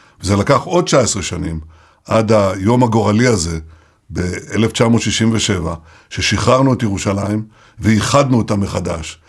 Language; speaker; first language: Hebrew; native; Hebrew